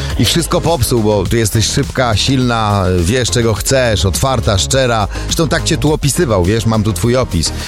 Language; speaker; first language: Polish; native; Polish